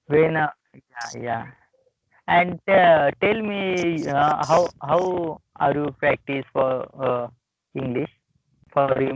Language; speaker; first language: English; non-native, learner; Marathi